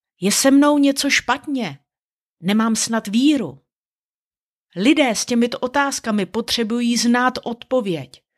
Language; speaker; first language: Czech; native; Czech